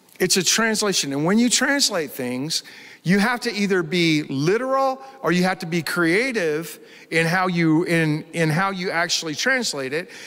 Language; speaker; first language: English; native; English